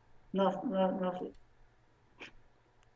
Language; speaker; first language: English; non-native, learner; Slovenian